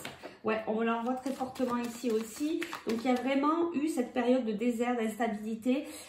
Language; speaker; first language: French; native; French